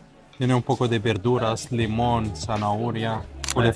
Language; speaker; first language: Spanish; non-native, fluent; Arabic